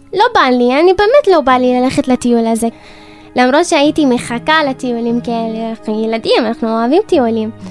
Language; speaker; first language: Hebrew; non-native, local second language; Arabic